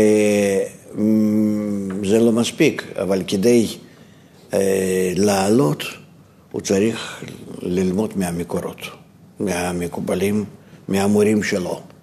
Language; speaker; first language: Hebrew; non-native, fluent; Russian